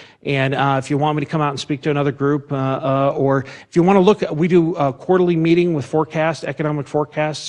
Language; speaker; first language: English; native; English